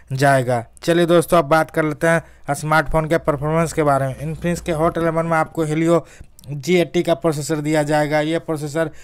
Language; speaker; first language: Hindi; native; Hindi